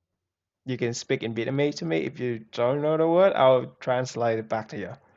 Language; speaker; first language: English; non-native, fluent; Vietnamese